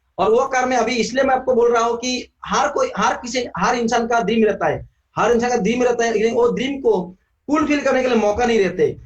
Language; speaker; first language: Hindi; non-native, local second language; Assamese